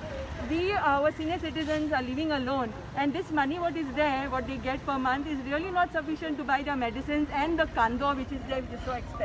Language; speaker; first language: English; non-native, local second language; Konkani